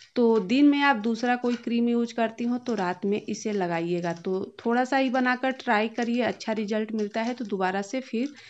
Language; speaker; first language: Hindi; native; Hindi